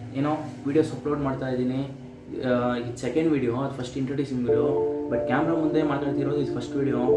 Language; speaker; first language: Kannada; non-native, local second language; Telugu